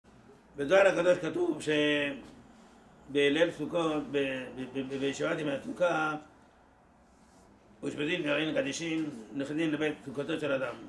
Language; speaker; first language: Hebrew; non-native, fluent; Persian